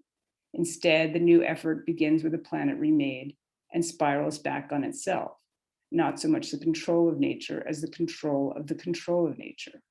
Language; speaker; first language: English; native; English